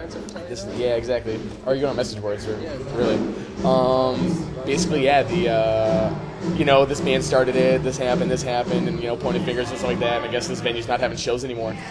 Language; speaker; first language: English; native; English